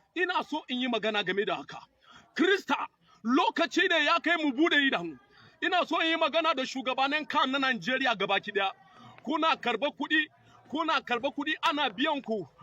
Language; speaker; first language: Hausa; non-native, local second language; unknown